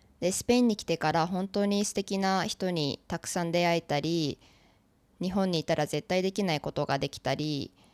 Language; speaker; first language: Japanese; native; Japanese